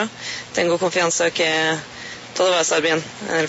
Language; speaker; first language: Spanish; non-native, learner; Norwegian